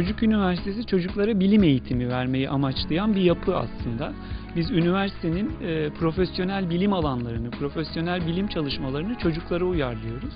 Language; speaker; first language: Turkish; native; Turkish